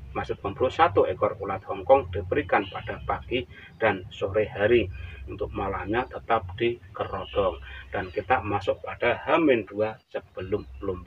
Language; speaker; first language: Indonesian; native; Indonesian